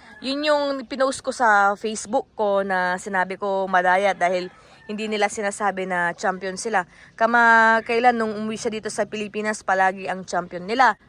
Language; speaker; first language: Filipino; native; Filipino